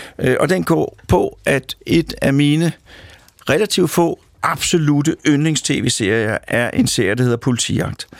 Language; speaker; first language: Danish; native; Danish